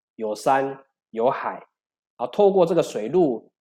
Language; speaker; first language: Chinese; native; Chinese